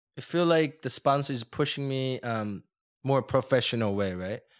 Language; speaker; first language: English; non-native, fluent; Korean